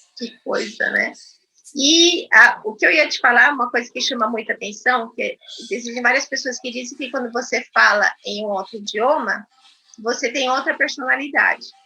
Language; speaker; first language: Portuguese; non-native, fluent; Spanish